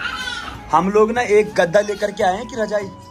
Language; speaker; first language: Hindi; native; Hindi